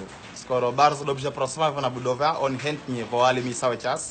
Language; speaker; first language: Polish; non-native, learner; Swahili